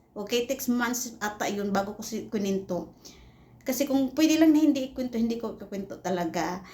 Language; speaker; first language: Filipino; non-native, local second language; Cebuano